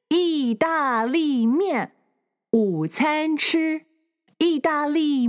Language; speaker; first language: Chinese; non-native, fluent; English